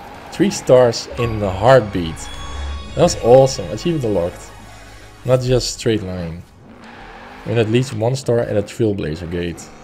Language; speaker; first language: English; non-native, fluent; Dutch